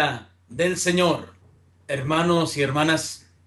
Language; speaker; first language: Spanish; native; Spanish